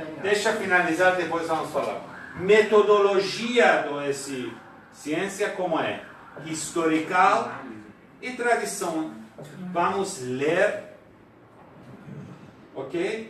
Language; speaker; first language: Portuguese; non-native, learner; Persian